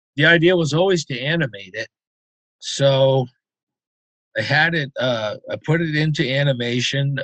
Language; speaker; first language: English; native; English